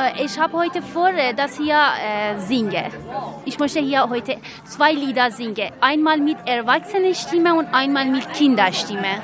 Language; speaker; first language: German; non-native, learner; Persian